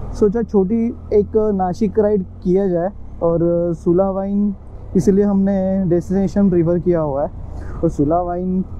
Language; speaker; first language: Hindi; non-native, local second language; Marathi